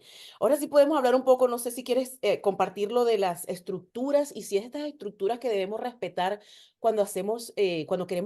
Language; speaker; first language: Spanish; native; Spanish